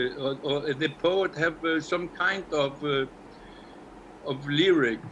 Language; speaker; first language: English; non-native, learner; Icelandic